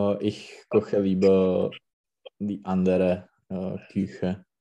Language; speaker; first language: German; non-native, learner; Czech